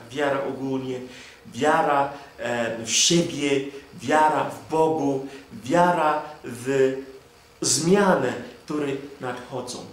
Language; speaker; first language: Polish; non-native, fluent; Igbo